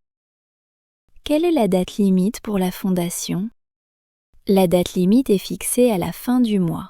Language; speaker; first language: French; native; French